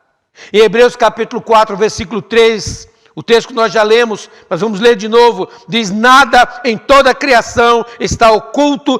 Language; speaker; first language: Portuguese; native; Portuguese